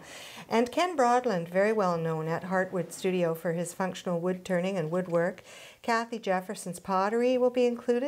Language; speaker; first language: English; native; English